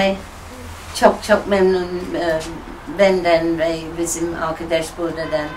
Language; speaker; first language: Turkish; non-native, learner; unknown